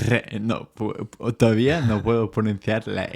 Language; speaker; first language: Spanish; non-native, fluent; English